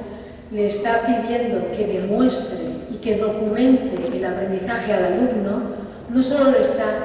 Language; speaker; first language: Spanish; native; Spanish